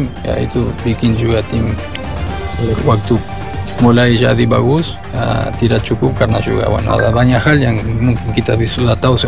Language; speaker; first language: Indonesian; non-native, learner; Spanish